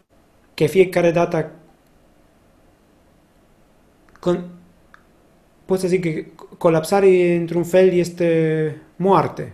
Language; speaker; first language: Romanian; non-native, fluent; Spanish